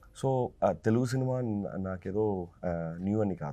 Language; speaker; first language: Telugu; non-native, fluent; Tamil